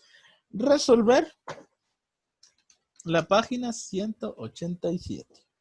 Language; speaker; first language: Spanish; native; Spanish